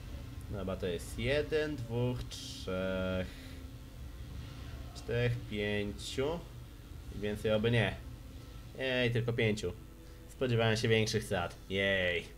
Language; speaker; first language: Polish; native; Polish